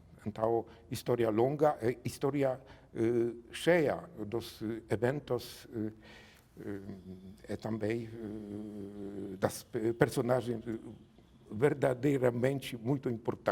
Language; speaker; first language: Portuguese; non-native, learner; Polish